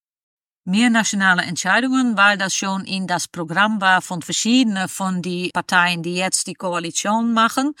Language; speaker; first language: German; non-native, fluent; Dutch